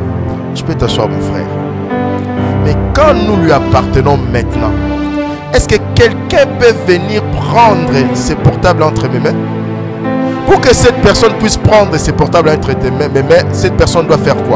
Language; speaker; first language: French; non-native, local second language; Lingala